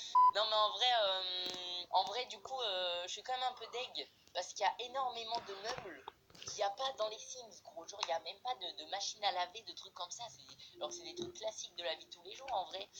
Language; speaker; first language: French; native; French